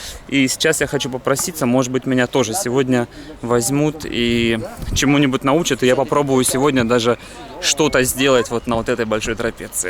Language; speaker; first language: Russian; native; Russian